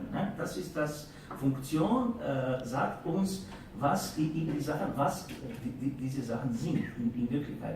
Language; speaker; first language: German; non-native, fluent; Slovenian